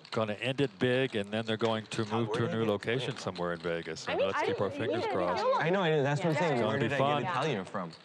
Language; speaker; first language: English; native; English